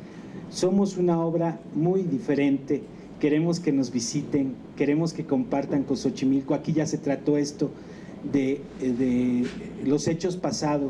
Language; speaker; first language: Spanish; native; Spanish